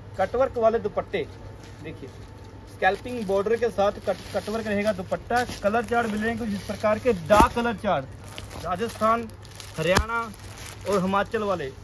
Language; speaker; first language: Hindi; non-native, local second language; Punjabi